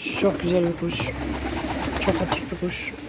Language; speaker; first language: Turkish; native; Turkish